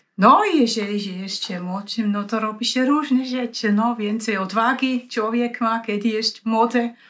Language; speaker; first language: Polish; non-native, fluent; German